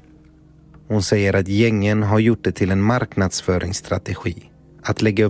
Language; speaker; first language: Swedish; native; Swedish